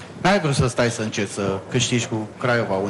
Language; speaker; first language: Romanian; native; Romanian